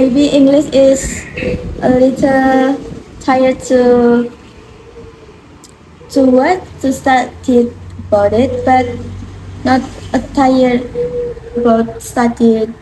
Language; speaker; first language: English; non-native, learner; Indonesian